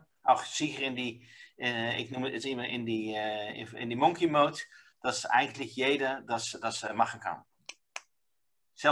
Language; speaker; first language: German; non-native, learner; Dutch